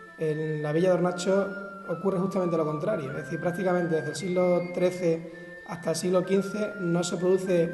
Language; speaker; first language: Spanish; native; Spanish